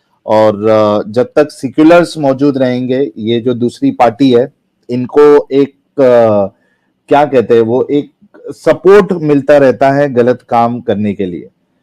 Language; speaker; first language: Hindi; native; Hindi